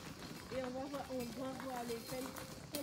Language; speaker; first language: French; native; French